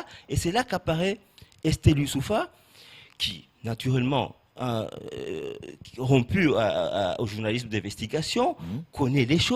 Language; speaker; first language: French; native; French